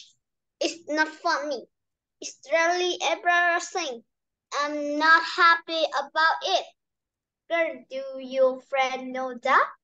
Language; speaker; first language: English; non-native, learner; Vietnamese